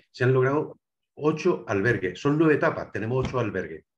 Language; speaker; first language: Spanish; native; Spanish